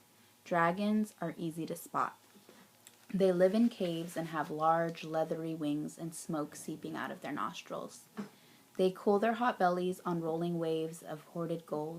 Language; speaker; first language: English; native; English